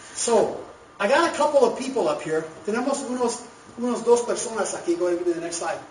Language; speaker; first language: English; native; English